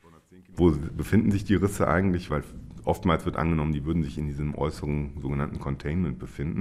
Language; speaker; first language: German; native; German